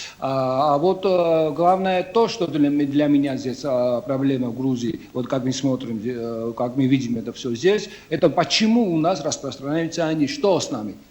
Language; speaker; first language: Russian; non-native, local second language; Georgian